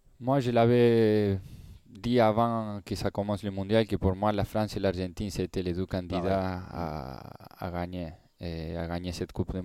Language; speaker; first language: French; non-native, learner; Spanish